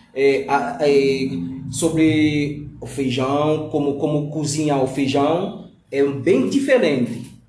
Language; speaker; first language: Portuguese; non-native, learner; Haitian Creole